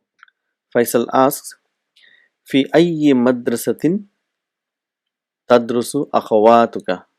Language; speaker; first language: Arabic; non-native, fluent; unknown